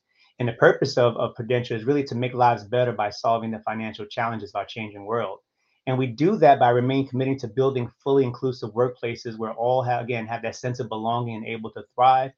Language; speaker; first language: English; native; English